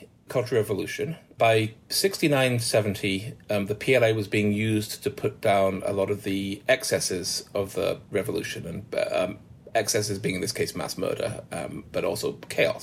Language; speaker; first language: English; native; English